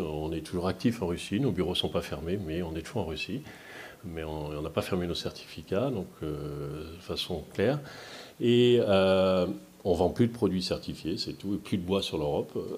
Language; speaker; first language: French; native; French